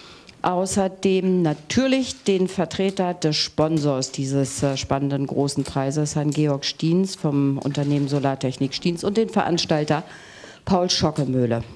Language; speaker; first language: German; native; German